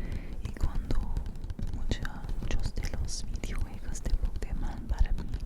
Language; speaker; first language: Spanish; non-native, learner; English